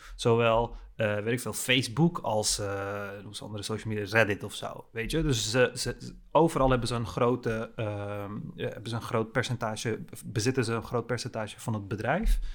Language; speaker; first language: Dutch; early bilingual, other home language; Turkish